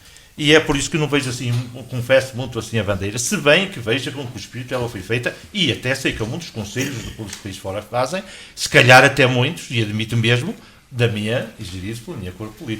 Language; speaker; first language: Portuguese; native; Portuguese